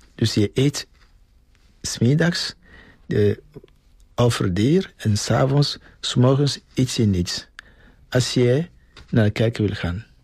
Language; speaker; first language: Dutch; non-native, fluent; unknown